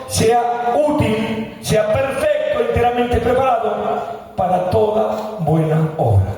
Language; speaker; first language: Spanish; native; Spanish